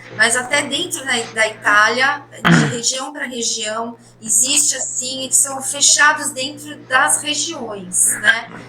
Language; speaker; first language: Portuguese; native; Portuguese